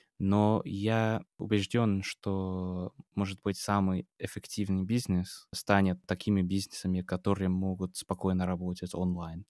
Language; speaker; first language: Russian; non-native, fluent; English